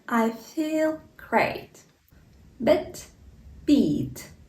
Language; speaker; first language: English; non-native, fluent; Ukrainian